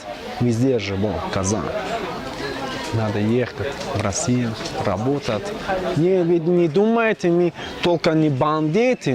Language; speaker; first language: Russian; non-native, learner; Tajik